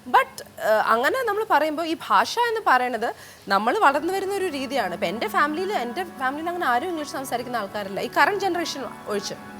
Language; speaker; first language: Malayalam; native; Malayalam